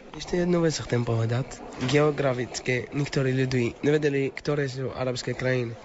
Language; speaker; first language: Slovak; non-native, learner; Arabic